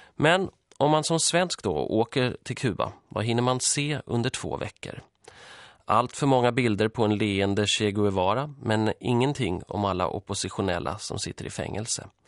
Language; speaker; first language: Swedish; early bilingual, other home language; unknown